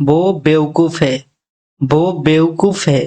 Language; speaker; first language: Hindi; non-native, fluent; Bangla